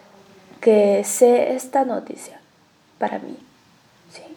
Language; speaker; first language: Spanish; non-native, learner; Chinese